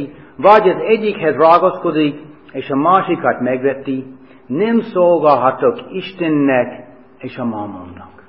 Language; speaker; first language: Hungarian; non-native, fluent; English